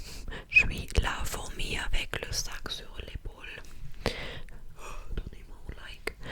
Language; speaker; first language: French; non-native, learner; English